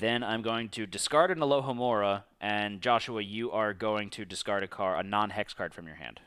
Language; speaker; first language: English; native; English